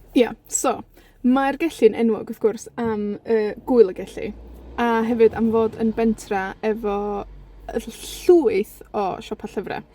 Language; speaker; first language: Welsh; native; Welsh